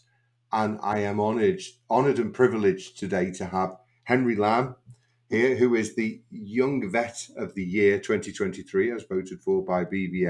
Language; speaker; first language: English; native; English